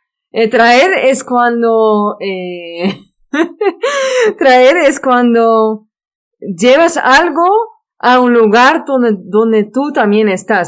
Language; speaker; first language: Spanish; non-native, fluent; Dutch